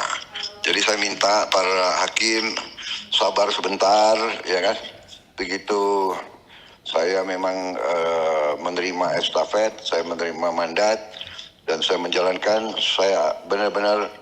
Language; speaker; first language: Indonesian; native; Indonesian